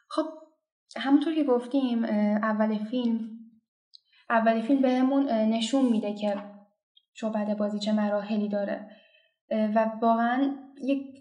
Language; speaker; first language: Persian; non-native, local second language; Azerbaijani